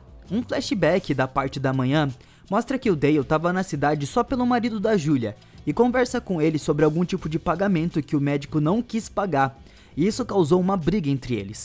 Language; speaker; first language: Portuguese; native; Portuguese